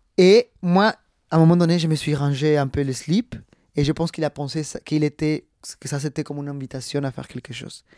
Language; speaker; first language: French; non-native, fluent; Spanish